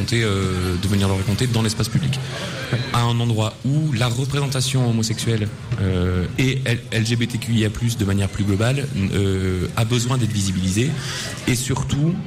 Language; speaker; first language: French; native; French